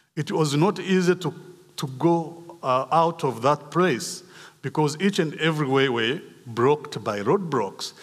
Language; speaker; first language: English; non-native, local second language; Kinyarwanda